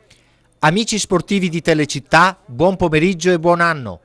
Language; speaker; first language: Italian; native; Italian